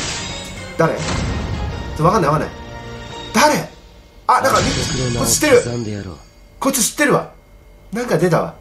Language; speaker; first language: Japanese; native; Japanese